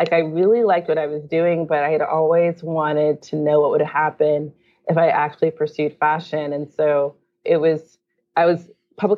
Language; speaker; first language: English; native; English